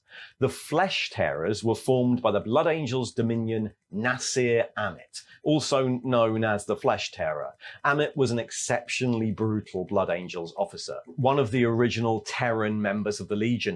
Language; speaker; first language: English; native; English